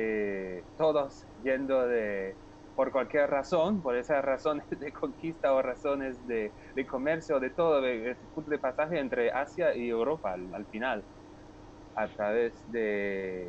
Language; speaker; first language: Spanish; non-native, fluent; French